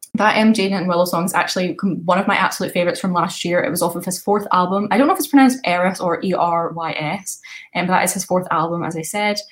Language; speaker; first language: English; native; English